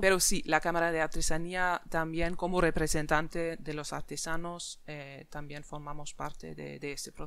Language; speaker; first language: Spanish; non-native, fluent; German